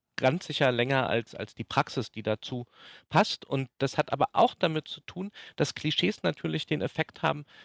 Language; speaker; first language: German; native; German